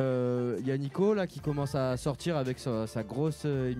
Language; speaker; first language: French; native; French